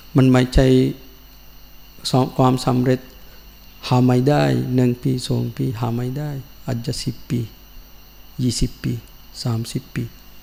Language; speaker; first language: Thai; non-native, learner; Sinhala